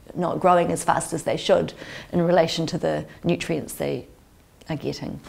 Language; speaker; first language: English; native; English